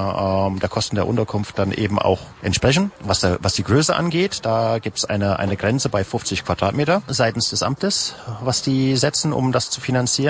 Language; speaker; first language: German; native; German